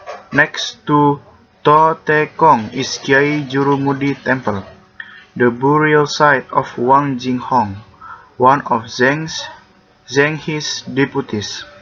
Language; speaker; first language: English; non-native, learner; Indonesian